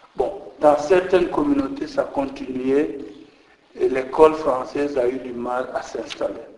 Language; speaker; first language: French; non-native, local second language; Jola-Fonyi